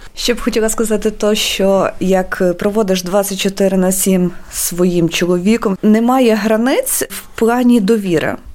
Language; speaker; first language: Ukrainian; native; Ukrainian